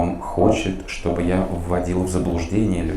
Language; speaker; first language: Russian; native; Russian